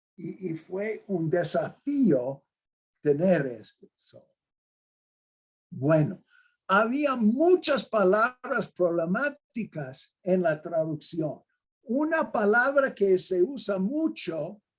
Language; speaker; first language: Spanish; non-native, fluent; English